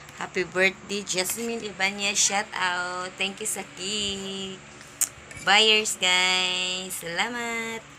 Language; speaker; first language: Filipino; non-native, local second language; Cebuano